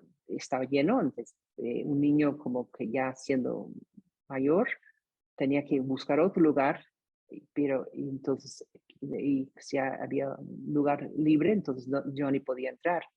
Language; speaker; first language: Spanish; non-native, fluent; English